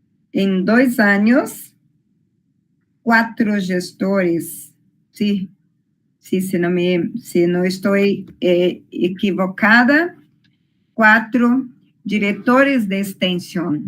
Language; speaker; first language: Spanish; non-native, learner; Portuguese